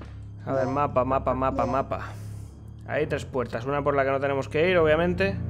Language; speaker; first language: Spanish; native; Spanish